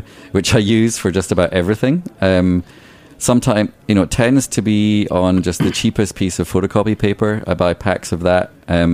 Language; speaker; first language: English; native; English